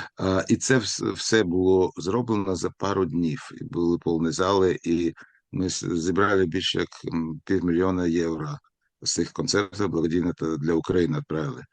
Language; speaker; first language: Ukrainian; non-native, local second language; Russian